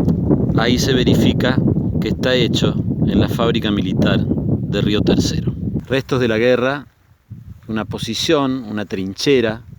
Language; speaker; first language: Spanish; native; Spanish